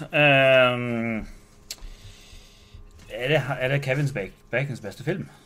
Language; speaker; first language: Norwegian; native; Norwegian